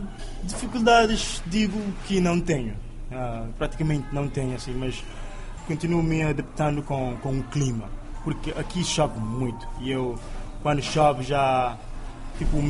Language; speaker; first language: Portuguese; non-native, local second language; Kabuverdianu